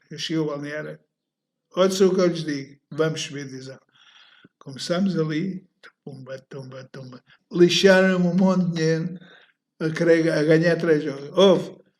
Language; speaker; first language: Portuguese; native; Portuguese